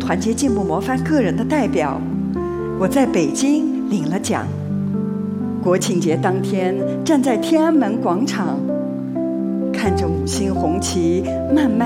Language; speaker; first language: Chinese; non-native, local second language; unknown